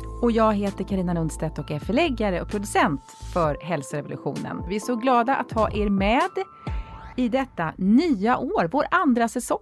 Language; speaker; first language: Swedish; native; Swedish